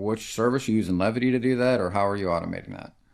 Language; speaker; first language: English; native; English